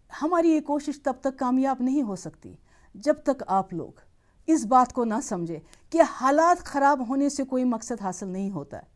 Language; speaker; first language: Hindi; non-native, local second language; Kashmiri